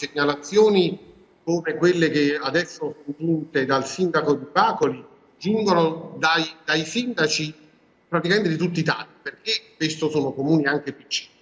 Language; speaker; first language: Italian; native; Italian